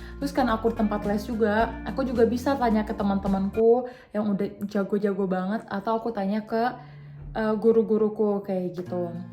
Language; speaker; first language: Indonesian; native; Indonesian